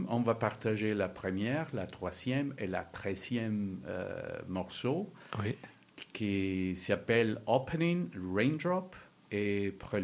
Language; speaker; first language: French; non-native, learner; Spanish